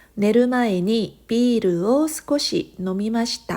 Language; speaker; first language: Japanese; non-native, fluent; Korean